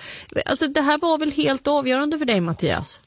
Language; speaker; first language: Swedish; native; Swedish